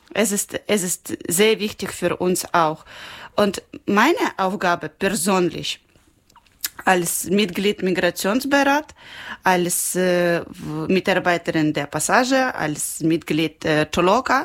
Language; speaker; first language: German; non-native, learner; Ukrainian